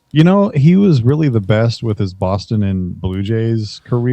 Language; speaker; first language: English; native; English